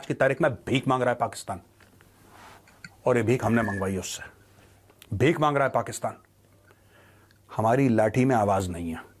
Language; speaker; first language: Hindi; native; Hindi